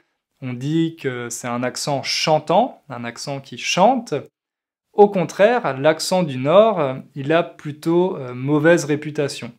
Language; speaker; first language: French; native; French